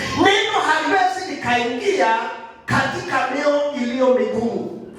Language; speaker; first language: Swahili; non-native, local second language; Kikuyu